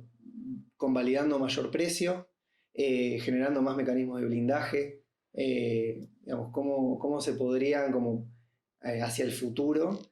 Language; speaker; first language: Spanish; native; Spanish